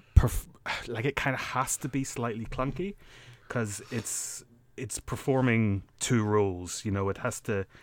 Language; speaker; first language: English; native; English